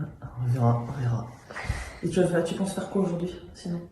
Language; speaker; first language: French; native; French